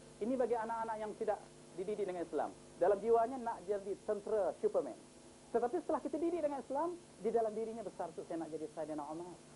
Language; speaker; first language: Malay; native; Malay